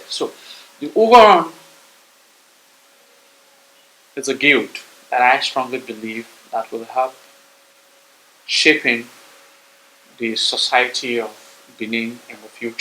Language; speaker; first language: English; non-native, local second language; Bini